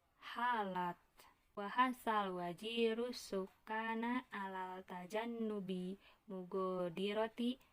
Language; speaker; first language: Arabic; non-native, learner; Indonesian